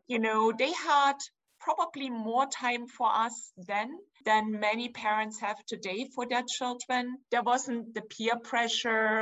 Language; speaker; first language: English; non-native, fluent; German